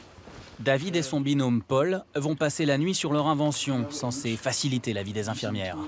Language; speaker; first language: French; native; French